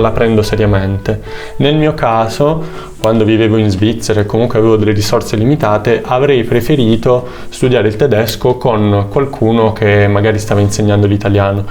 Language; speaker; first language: Italian; native; Italian